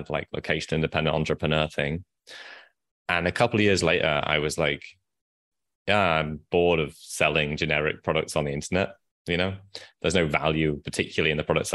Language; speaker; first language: English; native; English